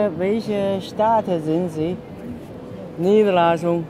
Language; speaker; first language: German; non-native, learner; Chinese